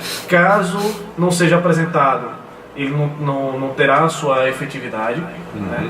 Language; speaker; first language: Portuguese; native; Portuguese